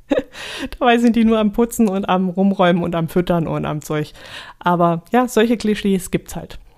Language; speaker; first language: German; native; German